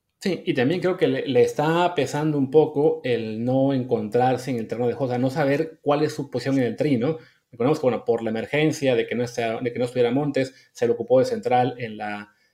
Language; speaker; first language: Spanish; native; Spanish